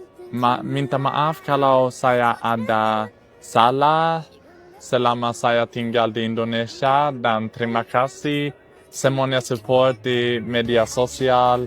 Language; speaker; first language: Indonesian; non-native, learner; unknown